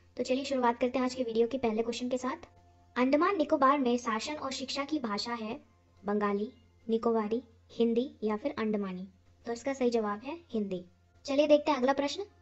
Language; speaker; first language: Hindi; native; Hindi